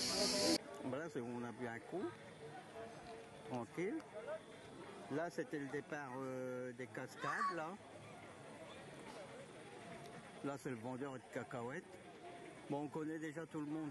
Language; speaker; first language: French; native; French